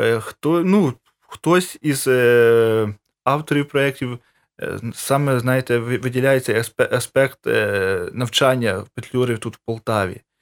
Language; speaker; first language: Ukrainian; native; Ukrainian